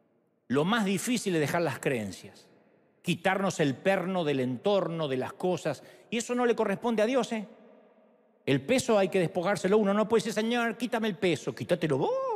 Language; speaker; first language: Spanish; native; Spanish